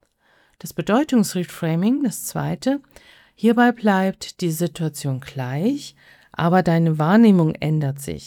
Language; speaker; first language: German; native; German